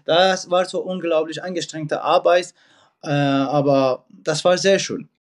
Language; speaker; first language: German; non-native, fluent; Persian